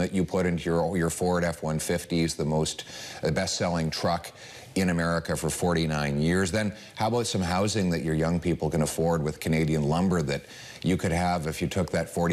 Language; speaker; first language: English; native; English